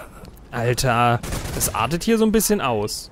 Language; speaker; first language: German; native; German